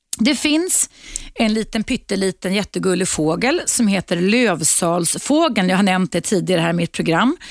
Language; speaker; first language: Swedish; native; Swedish